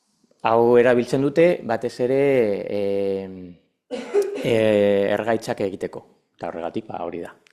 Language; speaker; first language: Basque; non-native, local second language; Spanish